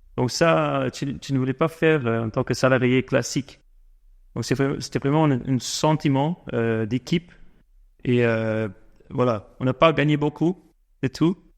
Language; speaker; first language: French; non-native, fluent; English